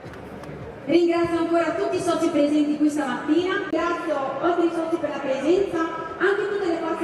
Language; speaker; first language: Italian; native; Italian